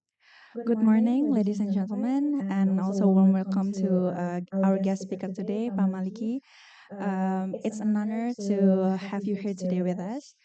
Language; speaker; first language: English; non-native, fluent; Indonesian